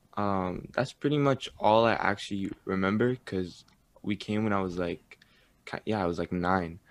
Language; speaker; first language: English; early bilingual, other home language; Arabic